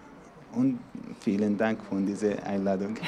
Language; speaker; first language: German; non-native, learner; Arabic